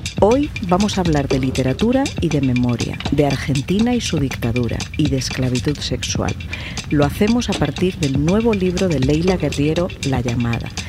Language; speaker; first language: Spanish; native; Spanish